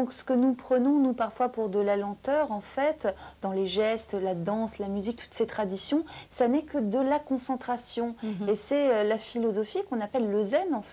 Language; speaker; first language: French; native; French